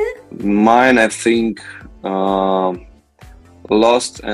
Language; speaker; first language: English; non-native, learner; Russian